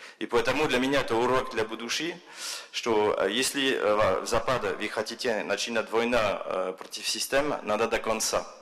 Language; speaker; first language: Russian; non-native, fluent; French